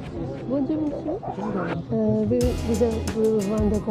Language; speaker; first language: French; non-native, learner; Japanese